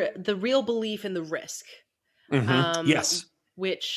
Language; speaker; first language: English; native; English